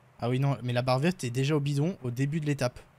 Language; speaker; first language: French; native; French